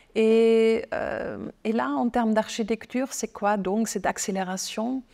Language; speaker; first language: French; non-native, fluent; German